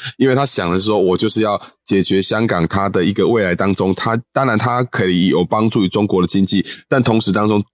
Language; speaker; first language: Chinese; native; Chinese